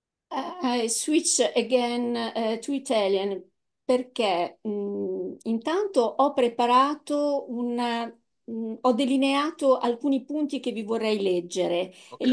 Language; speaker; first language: Italian; native; Italian